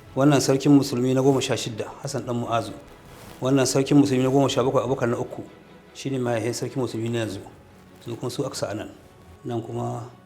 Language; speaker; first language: Hausa; native; Hausa